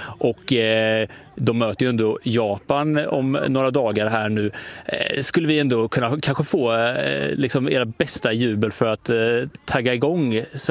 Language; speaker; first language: Swedish; native; Swedish